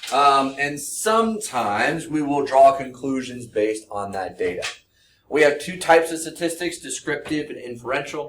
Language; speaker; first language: English; native; English